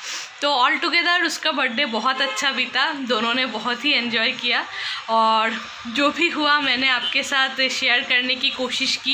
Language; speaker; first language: Hindi; non-native, local second language; Bangla